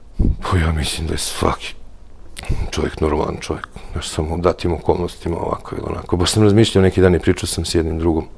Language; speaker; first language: Serbian; native; Serbian